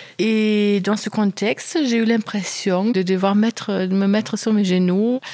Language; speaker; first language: French; non-native, fluent; German